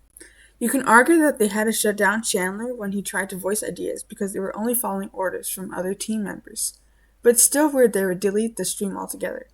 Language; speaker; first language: English; native; English